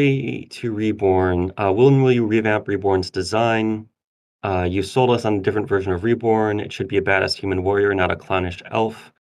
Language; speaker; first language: English; native; English